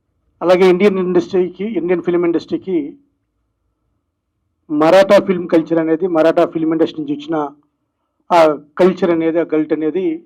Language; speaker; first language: Telugu; native; Telugu